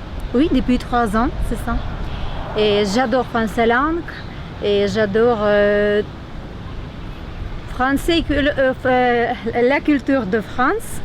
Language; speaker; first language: French; non-native, learner; Ukrainian